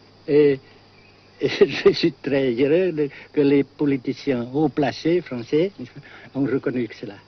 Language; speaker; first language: French; non-native, local second language; Vietnamese